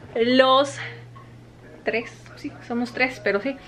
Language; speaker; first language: Spanish; early bilingual, heritage; Spanish